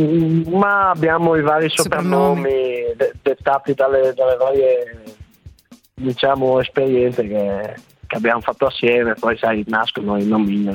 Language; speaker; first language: Italian; native; Italian